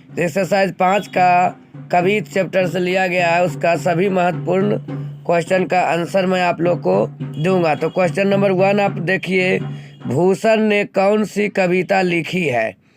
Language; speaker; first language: Hindi; native; Hindi